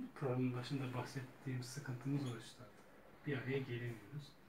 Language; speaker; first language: Turkish; native; Turkish